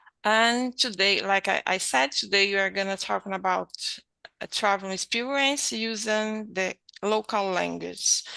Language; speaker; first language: English; non-native, learner; Portuguese